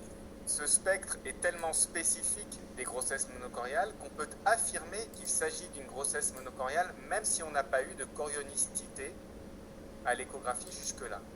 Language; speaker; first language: French; native; French